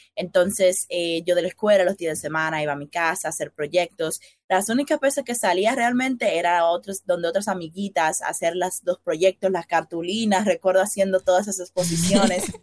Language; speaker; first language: Spanish; native; Spanish